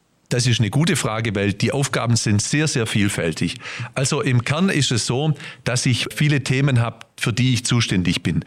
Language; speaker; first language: German; native; German